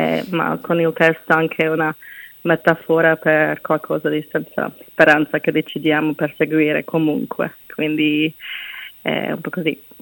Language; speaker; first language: Italian; non-native, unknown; Czech